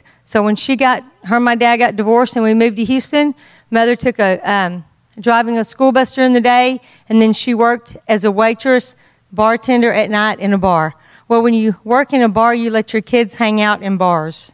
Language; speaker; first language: English; native; English